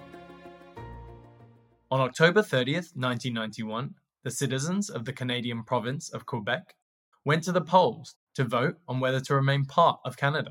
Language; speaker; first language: English; native; English